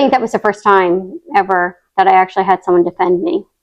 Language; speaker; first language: English; native; English